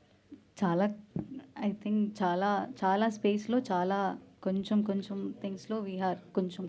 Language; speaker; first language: Telugu; non-native, learner; Malayalam